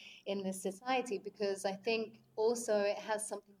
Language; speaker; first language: English; native; English